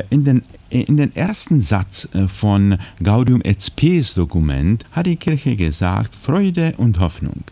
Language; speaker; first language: German; non-native, fluent; Czech